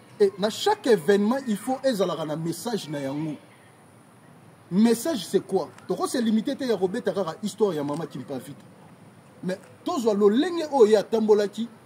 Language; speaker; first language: Lingala; non-native, local second language; Kongo